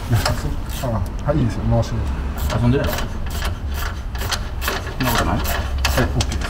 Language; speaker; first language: Japanese; native; Japanese